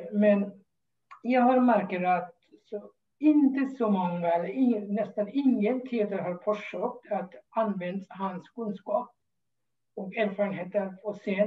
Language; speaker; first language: Swedish; non-native, fluent; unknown